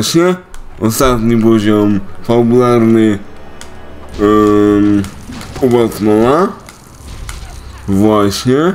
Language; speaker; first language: Polish; native; Polish